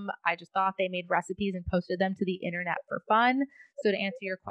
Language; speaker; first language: English; native; English